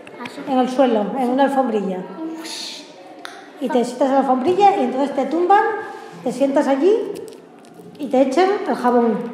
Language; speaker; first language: Spanish; native; Spanish